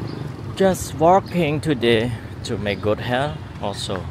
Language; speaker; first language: English; non-native, learner; Khmer